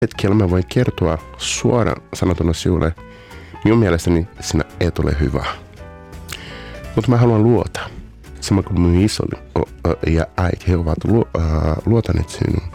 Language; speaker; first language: Finnish; non-native, fluent; Portuguese